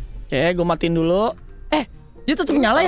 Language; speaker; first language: Indonesian; native; Indonesian